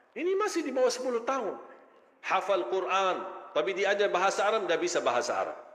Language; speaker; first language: Malay; non-native, fluent; Arabic